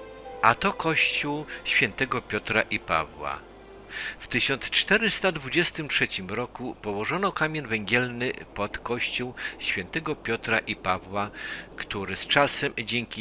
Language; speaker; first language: Polish; native; Polish